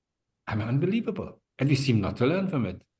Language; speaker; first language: English; non-native, fluent; German